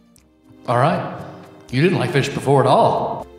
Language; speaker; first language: English; native; English